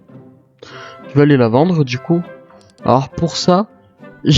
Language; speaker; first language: French; native; French